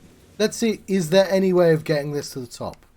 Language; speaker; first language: English; native; English